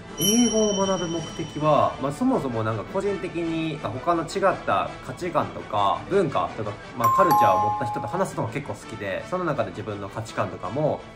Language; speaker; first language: Japanese; native; Japanese